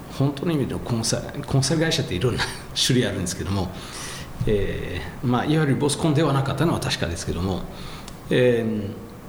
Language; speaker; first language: Japanese; non-native, fluent; French